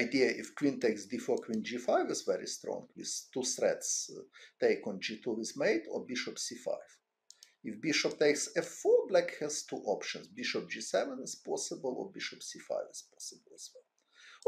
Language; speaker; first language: English; non-native, fluent; Ukrainian